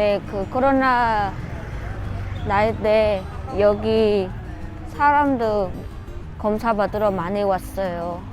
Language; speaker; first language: Korean; non-native, learner; Vietnamese